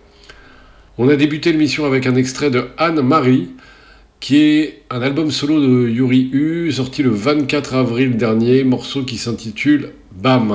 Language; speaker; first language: French; native; French